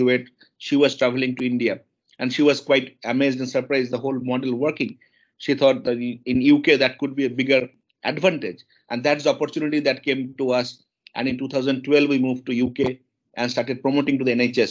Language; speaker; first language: English; non-native, local second language; Bangla